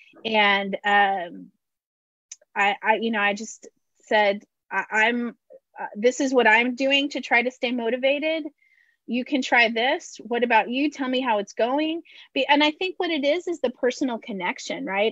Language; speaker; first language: English; early bilingual, other home language; Spanish